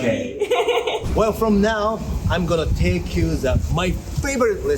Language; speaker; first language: English; non-native, learner; Japanese